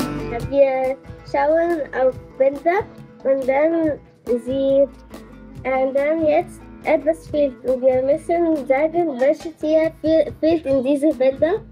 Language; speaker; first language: German; non-native, learner; Arabic